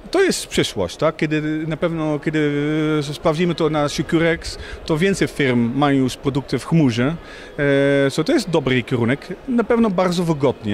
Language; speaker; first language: Polish; non-native, fluent; Dutch